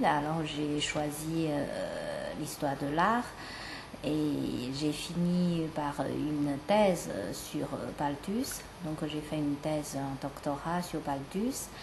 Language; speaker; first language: French; non-native, fluent; Chinese